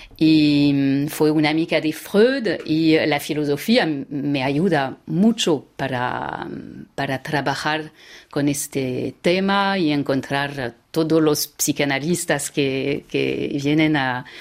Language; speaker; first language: Spanish; non-native, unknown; French